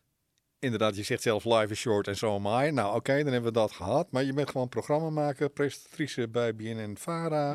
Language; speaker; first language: Dutch; native; Dutch